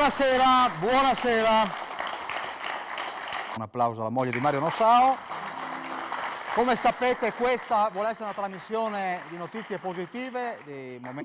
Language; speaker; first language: Italian; native; Italian